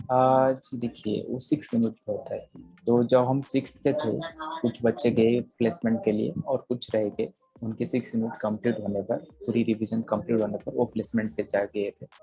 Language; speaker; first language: Hindi; non-native, local second language; Odia